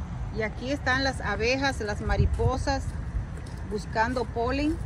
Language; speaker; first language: Spanish; native; Spanish